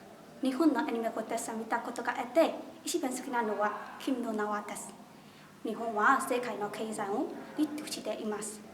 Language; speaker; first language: Japanese; non-native, learner; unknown